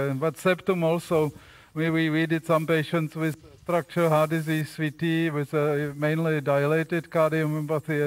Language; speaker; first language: English; non-native, fluent; Czech